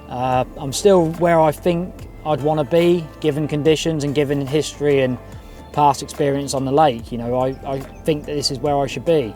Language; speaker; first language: English; native; English